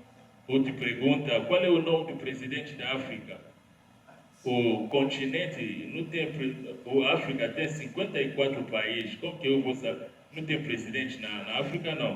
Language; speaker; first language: Portuguese; non-native, learner; Lingala